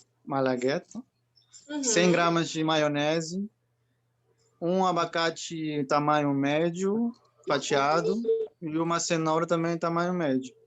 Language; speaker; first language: Portuguese; non-native, learner; Spanish